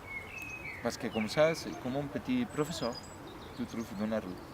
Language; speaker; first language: French; non-native, learner; Spanish